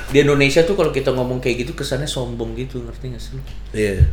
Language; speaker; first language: Indonesian; native; Indonesian